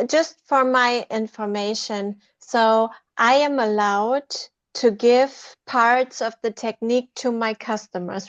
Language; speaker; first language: English; non-native, fluent; German